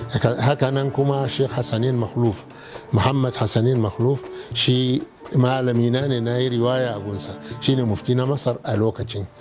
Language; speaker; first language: Hausa; non-native, local second language; Arabic